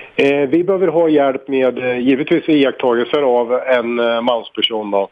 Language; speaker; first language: Swedish; native; Swedish